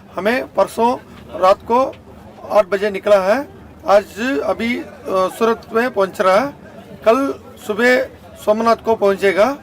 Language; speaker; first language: Hindi; non-native, local second language; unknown